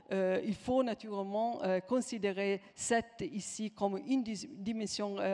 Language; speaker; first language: French; non-native, fluent; Italian